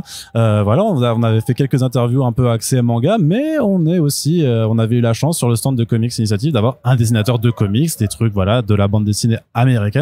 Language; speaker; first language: French; native; French